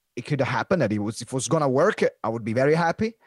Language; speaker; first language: English; non-native, fluent; Italian